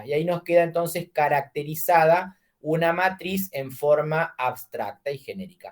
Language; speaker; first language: Spanish; native; Spanish